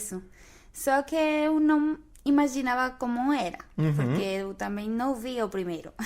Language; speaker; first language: Portuguese; non-native, fluent; Spanish